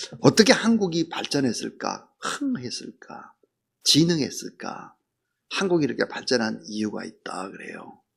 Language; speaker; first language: Korean; native; Korean